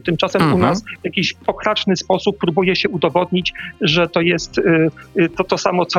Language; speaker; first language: Polish; native; Polish